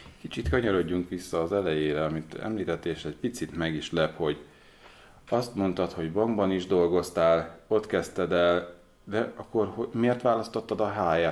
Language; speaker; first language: Hungarian; native; Hungarian